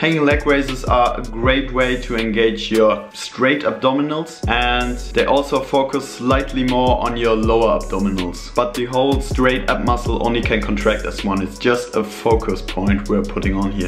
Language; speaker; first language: English; non-native, fluent; German